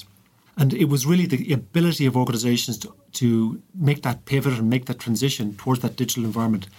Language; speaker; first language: English; native; English